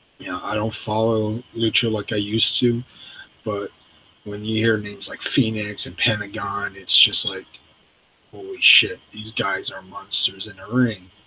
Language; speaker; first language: English; native; English